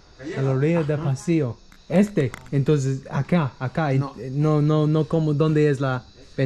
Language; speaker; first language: Spanish; non-native, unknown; English